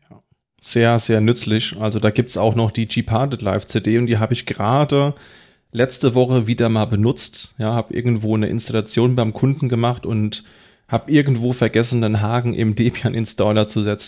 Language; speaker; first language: German; native; German